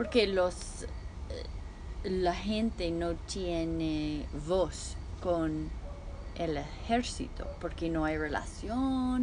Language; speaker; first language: Spanish; non-native, fluent; English